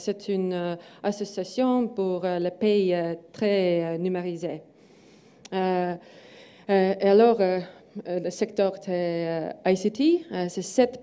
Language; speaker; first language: French; non-native, learner; Estonian